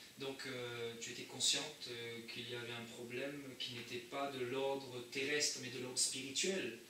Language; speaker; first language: French; native; French